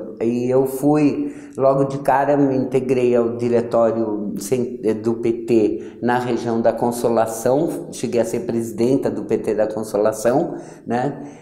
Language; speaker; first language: Portuguese; early bilingual, other home language; Yiddish